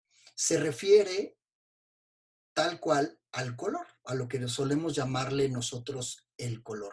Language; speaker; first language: Spanish; native; Spanish